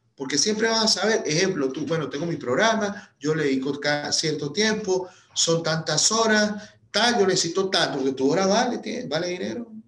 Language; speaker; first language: Spanish; native; Spanish